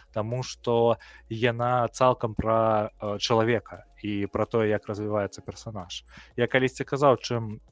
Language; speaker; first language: Belarusian; non-native, local second language; Russian